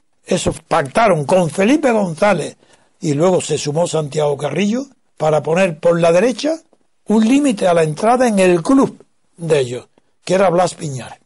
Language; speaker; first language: Spanish; native; Spanish